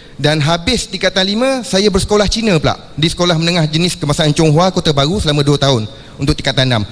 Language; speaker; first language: Malay; non-native, local second language; Chinese